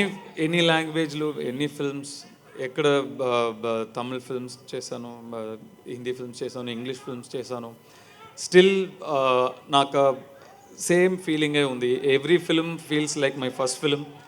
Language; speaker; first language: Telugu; non-native, learner; Tamil